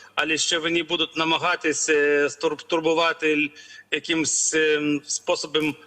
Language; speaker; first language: Ukrainian; non-native, learner; Lithuanian